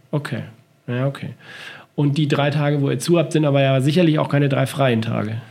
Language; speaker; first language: German; native; German